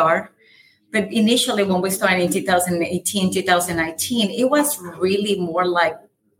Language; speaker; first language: English; non-native, fluent; Spanish